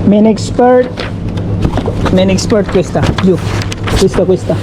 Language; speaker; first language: Italian; non-native, learner; Filipino